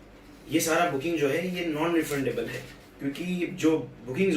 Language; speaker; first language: Hindi; native; Hindi